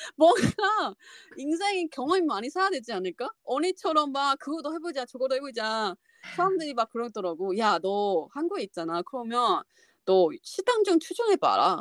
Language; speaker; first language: Korean; non-native, learner; Chinese